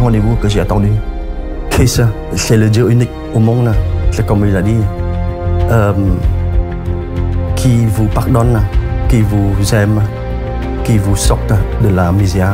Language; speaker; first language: French; non-native, fluent; Khmer